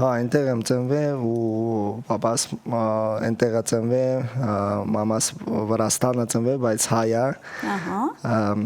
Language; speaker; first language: Armenian; early bilingual, heritage; Russian